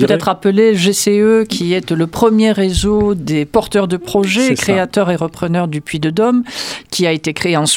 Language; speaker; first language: French; native; French